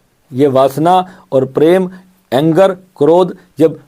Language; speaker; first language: Hindi; native; Hindi